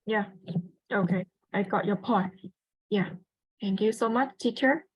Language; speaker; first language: English; non-native, fluent; Vietnamese